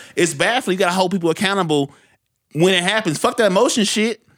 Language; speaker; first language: English; native; English